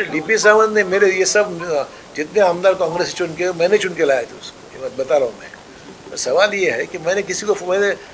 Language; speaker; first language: Hindi; non-native, local second language; Marathi